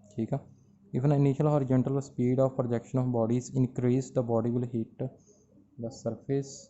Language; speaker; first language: English; non-native, local second language; Punjabi